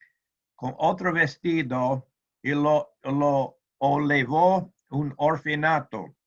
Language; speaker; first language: Spanish; non-native, learner; Portuguese